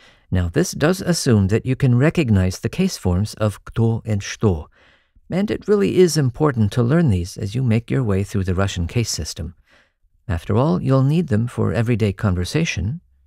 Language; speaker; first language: English; native; English